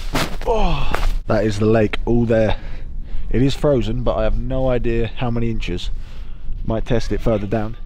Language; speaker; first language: English; native; English